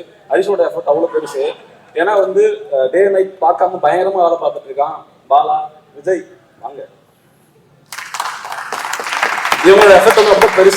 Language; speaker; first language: Tamil; native; Tamil